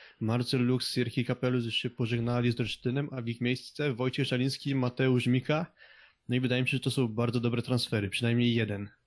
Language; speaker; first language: Polish; native; Polish